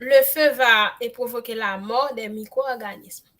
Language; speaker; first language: French; non-native, local second language; Haitian Creole